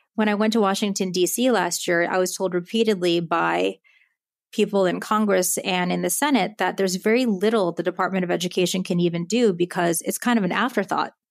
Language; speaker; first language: English; early bilingual, other home language; Japanese